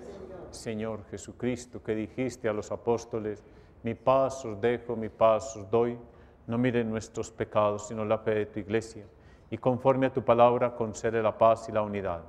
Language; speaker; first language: Spanish; native; Spanish